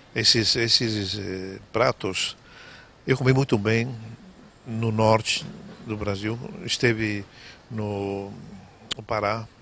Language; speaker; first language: Portuguese; non-native, fluent; Italian